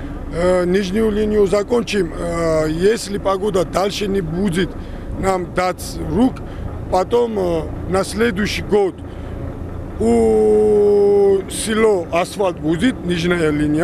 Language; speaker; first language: Russian; non-native, fluent; Georgian